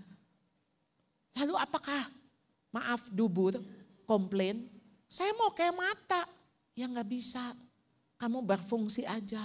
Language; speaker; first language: Indonesian; native; Indonesian